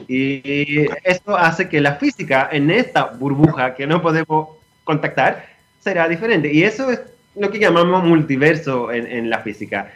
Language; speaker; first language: Spanish; non-native, fluent; Greek